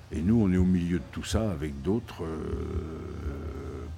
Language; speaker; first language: French; native; French